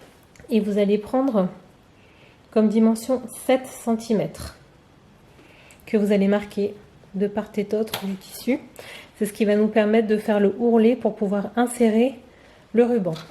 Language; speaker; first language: French; native; French